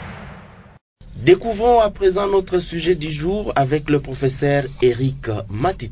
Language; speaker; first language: French; non-native, local second language; Swahili